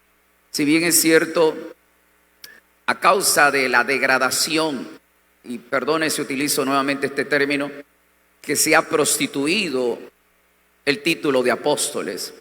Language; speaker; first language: Spanish; native; Spanish